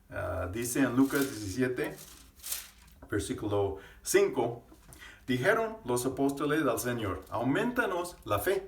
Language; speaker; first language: Spanish; non-native, fluent; English